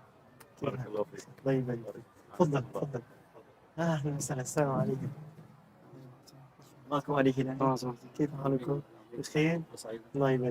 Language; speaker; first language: Arabic; non-native, fluent; Indonesian